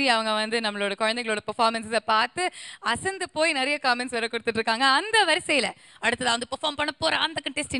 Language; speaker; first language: Tamil; native; Tamil